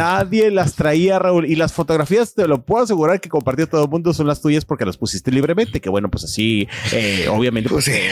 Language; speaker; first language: Spanish; native; Spanish